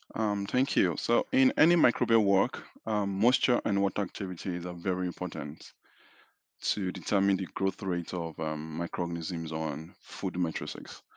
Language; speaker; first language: English; non-native, local second language; Yoruba